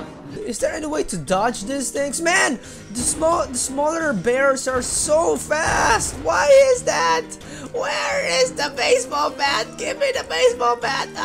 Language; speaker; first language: English; non-native, local second language; Filipino